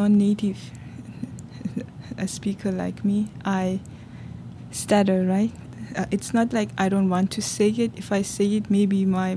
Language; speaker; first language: English; non-native, local second language; Tibetan